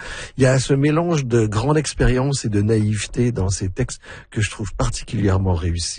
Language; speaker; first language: French; native; French